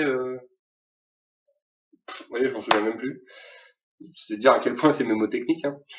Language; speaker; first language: French; native; French